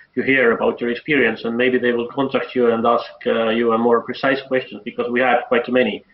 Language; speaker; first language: English; non-native, fluent; Estonian